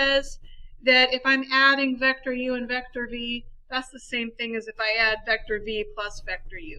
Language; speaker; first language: English; native; English